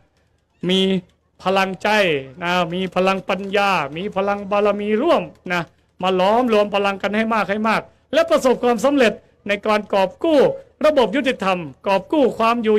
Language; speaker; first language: Thai; native; Thai